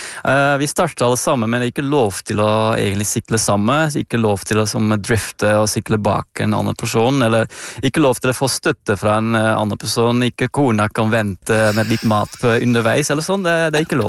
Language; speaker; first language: Norwegian; non-native, fluent; Dutch